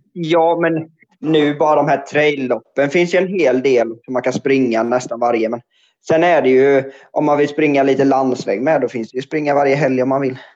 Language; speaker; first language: Swedish; native; Swedish